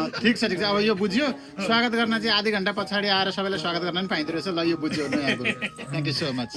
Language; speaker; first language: Nepali; native; Nepali